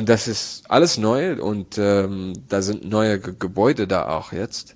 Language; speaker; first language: German; non-native, learner; Arabic